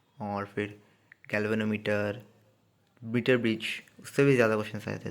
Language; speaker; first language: Hindi; non-native, local second language; Bangla